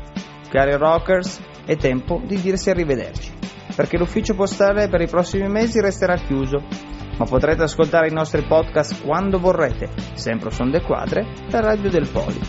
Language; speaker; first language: Italian; native; Italian